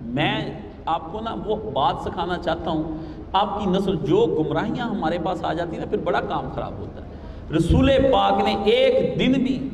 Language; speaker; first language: Urdu; non-native, local second language; Punjabi